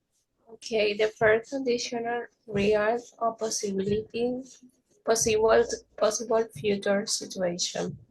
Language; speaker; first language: English; non-native, learner; Spanish